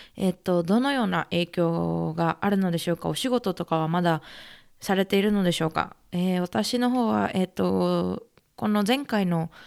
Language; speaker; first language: Japanese; native; Japanese